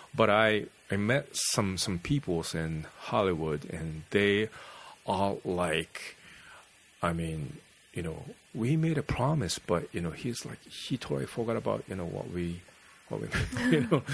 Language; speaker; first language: English; non-native, fluent; Japanese